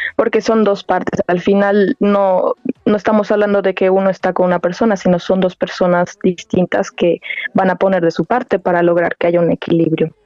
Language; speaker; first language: Spanish; native; Spanish